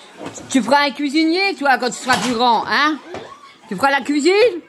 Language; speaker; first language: French; native; French